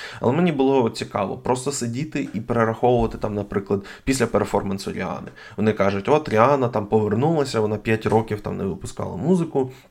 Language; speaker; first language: Ukrainian; non-native, local second language; Russian